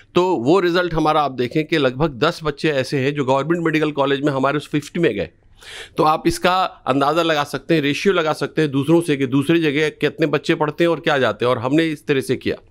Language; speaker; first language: Hindi; native; Hindi